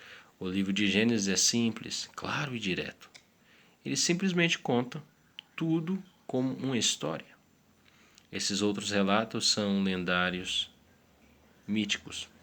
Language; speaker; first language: Portuguese; native; Portuguese